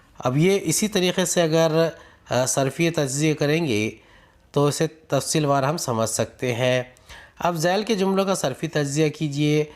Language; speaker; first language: Urdu; native; Urdu